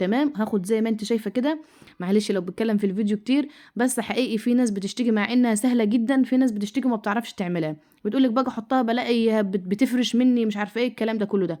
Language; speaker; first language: Arabic; native; Arabic